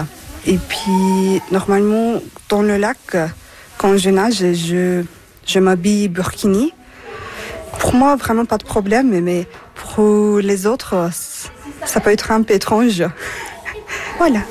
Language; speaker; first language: French; non-native, fluent; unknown